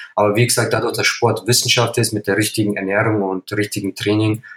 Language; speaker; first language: German; native; German